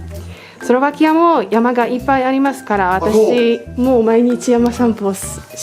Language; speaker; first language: Japanese; non-native, learner; Slovak